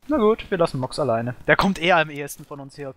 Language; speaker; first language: German; native; German